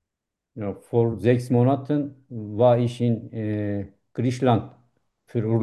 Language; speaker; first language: German; non-native, learner; Turkish